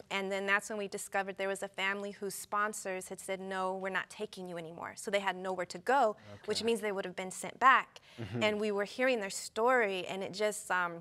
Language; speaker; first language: English; native; English